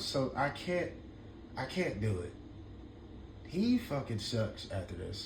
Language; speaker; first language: English; native; English